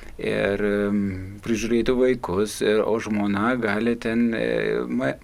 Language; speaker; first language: Lithuanian; non-native, fluent; German